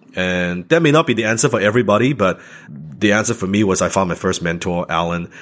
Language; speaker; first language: English; non-native, local second language; Cantonese